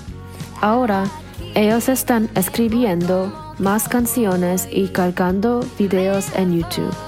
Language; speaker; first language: Spanish; non-native, learner; English